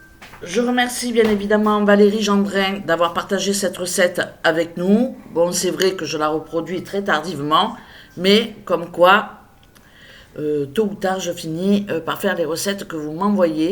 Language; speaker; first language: French; native; French